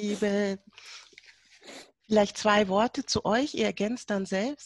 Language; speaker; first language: German; native; German